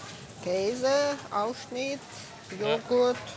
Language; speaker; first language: German; non-native, learner; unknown